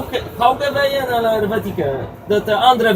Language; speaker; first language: Swedish; non-native, learner; Polish